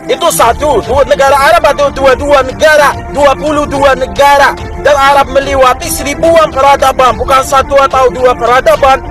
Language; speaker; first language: Indonesian; non-native, fluent; Arabic